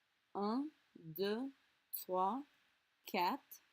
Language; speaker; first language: French; non-native, fluent; English